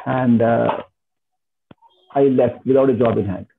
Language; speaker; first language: English; non-native, local second language; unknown